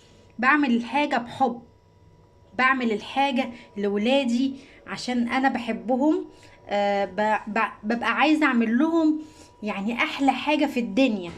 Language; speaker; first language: Arabic; native; Arabic